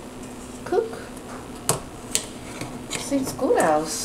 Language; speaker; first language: German; non-native, learner; English